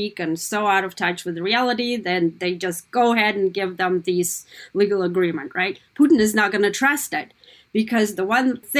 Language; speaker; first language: English; non-native, fluent; Kazakh